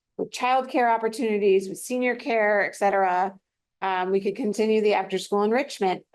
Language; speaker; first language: English; native; English